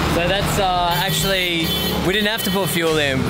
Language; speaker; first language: English; native; English